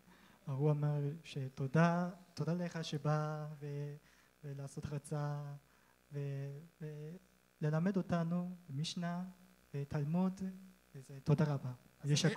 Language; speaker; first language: Hebrew; non-native, learner; Korean